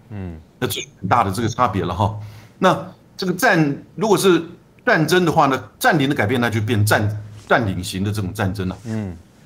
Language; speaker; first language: Chinese; native; Chinese